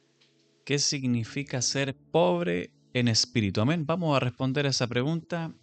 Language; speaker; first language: Spanish; native; Spanish